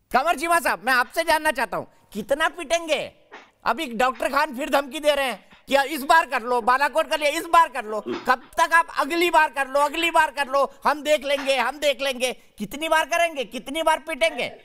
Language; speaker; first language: Hindi; native; Hindi